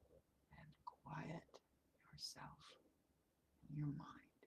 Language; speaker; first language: English; native; English